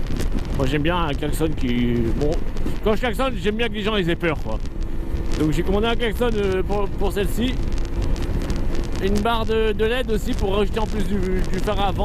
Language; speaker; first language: French; native; French